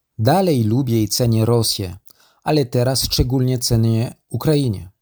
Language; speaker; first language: Polish; non-native, learner; French